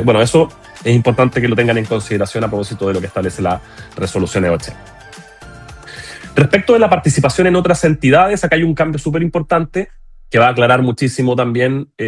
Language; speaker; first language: Spanish; native; Spanish